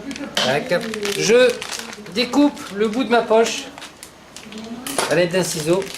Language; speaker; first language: French; native; French